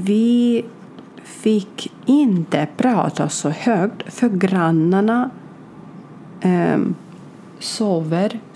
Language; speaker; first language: Swedish; non-native, learner; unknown